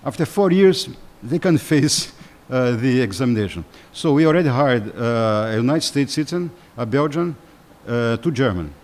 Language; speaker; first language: English; non-native, fluent; Portuguese